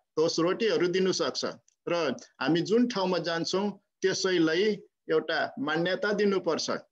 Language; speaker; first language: Nepali; native; Nepali